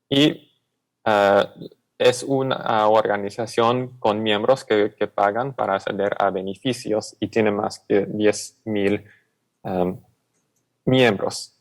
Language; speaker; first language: Spanish; non-native, fluent; English